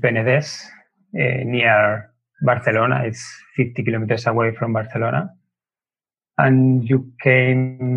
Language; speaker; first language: English; non-native, fluent; Spanish